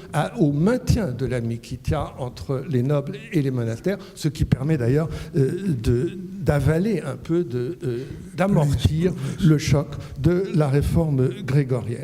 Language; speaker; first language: French; native; French